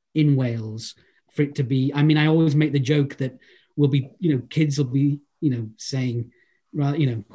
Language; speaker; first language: English; native; English